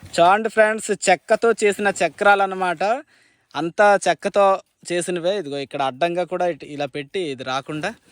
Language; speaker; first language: Telugu; native; Telugu